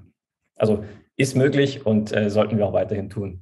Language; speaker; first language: German; native; German